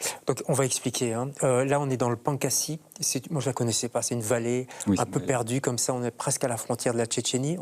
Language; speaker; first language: French; native; French